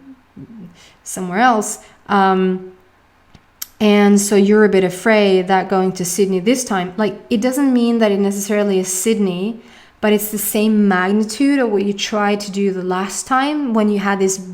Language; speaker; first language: English; non-native, fluent; Swedish